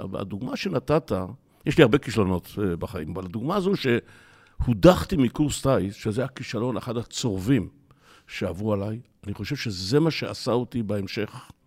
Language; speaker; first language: Hebrew; native; Hebrew